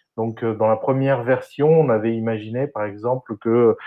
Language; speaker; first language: French; non-native, fluent; Spanish